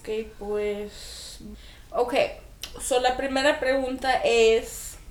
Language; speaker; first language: Spanish; early bilingual, other home language; English